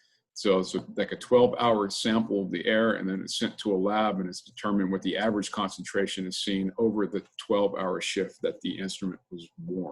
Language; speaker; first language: English; native; English